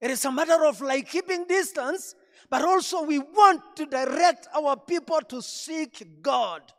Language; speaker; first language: English; non-native, local second language; Swahili